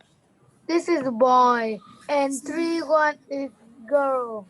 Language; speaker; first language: English; non-native, learner; Vietnamese